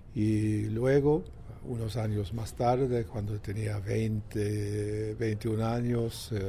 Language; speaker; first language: Spanish; non-native, fluent; Swedish